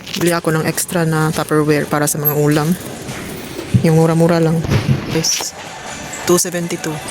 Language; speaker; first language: Filipino; non-native, local second language; Cebuano